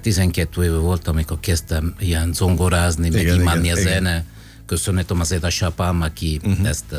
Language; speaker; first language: Hungarian; non-native, fluent; Italian